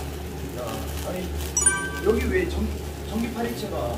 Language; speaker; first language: Korean; native; Korean